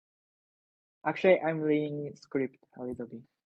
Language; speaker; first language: English; non-native, learner; Japanese